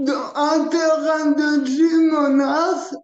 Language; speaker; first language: French; early bilingual, other home language; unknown